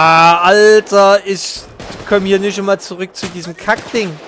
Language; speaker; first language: German; native; German